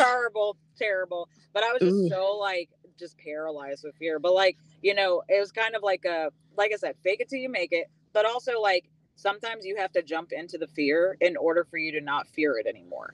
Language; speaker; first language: English; native; English